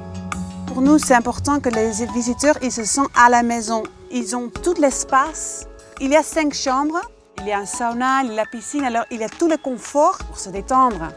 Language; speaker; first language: French; non-native, fluent; Dutch